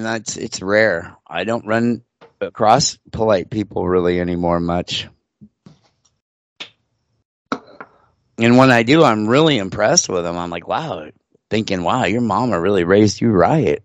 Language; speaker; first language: English; native; English